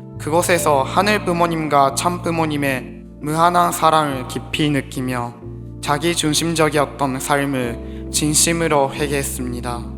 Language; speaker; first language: Korean; non-native, fluent; Japanese